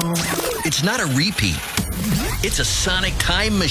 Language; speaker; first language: English; native; English